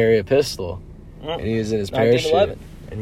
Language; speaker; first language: English; native; English